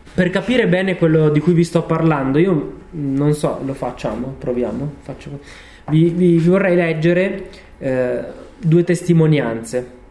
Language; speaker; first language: Italian; native; Italian